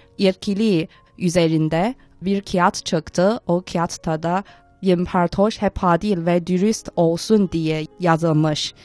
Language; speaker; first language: Turkish; non-native, fluent; Chinese